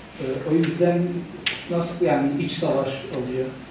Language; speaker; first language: Turkish; non-native, fluent; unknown